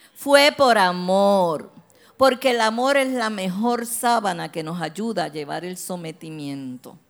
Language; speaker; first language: Spanish; native; Spanish